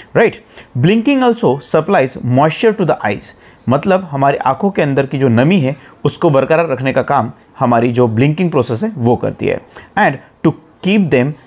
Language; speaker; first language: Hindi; non-native, local second language; Marathi